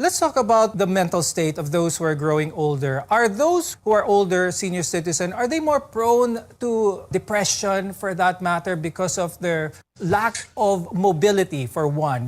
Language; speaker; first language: English; non-native, local second language; Filipino